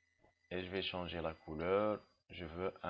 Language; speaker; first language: French; non-native, local second language; Arabic